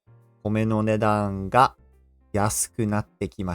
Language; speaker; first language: Japanese; non-native, fluent; English